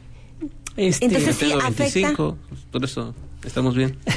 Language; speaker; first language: Spanish; native; Spanish